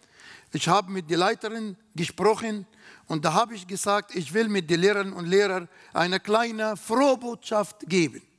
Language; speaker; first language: German; non-native, learner; Arabic